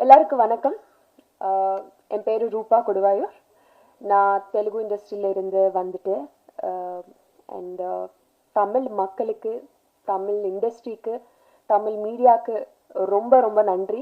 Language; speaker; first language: Tamil; non-native, learner; Telugu